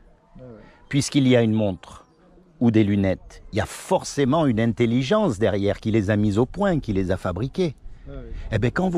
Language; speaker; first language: French; native; French